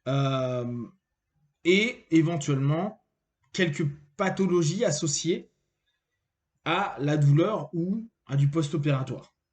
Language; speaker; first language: French; native; French